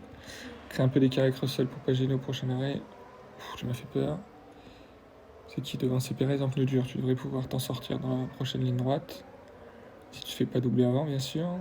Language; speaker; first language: French; native; French